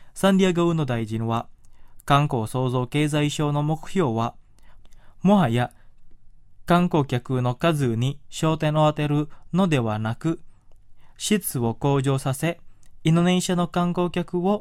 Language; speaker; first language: Japanese; non-native, fluent; Indonesian